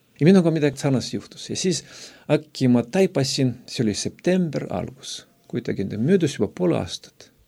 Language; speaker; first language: Estonian; non-native, local second language; Russian